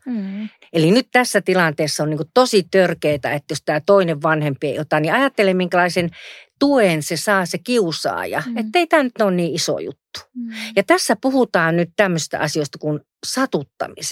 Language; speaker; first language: Finnish; native; Finnish